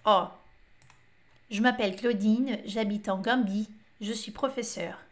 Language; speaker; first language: French; non-native, fluent; Portuguese